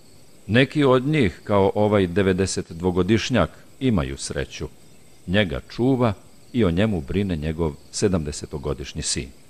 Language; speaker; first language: Serbian; native; Serbian